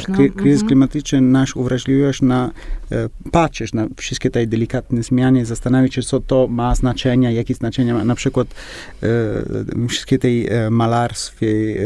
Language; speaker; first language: Polish; non-native, learner; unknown